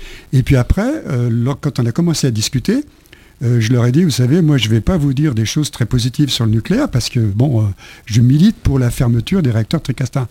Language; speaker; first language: French; native; French